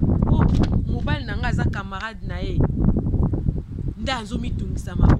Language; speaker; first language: French; non-native, local second language; Lingala